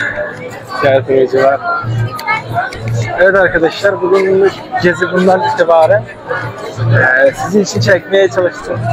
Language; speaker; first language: Turkish; non-native, fluent; Kyrgyz